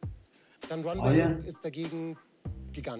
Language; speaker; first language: German; native; German